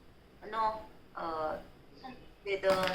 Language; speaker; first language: French; non-native, learner; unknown